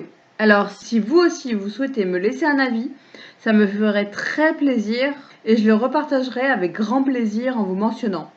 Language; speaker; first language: French; native; French